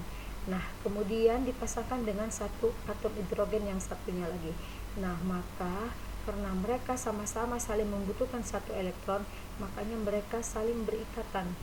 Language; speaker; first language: Indonesian; native; Indonesian